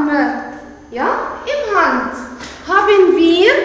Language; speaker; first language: German; non-native, fluent; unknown